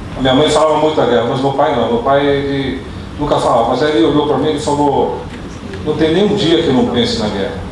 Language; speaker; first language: Portuguese; early bilingual, other home language; Dutch